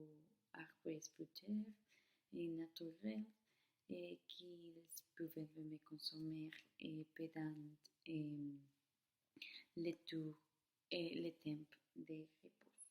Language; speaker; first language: French; non-native, learner; Spanish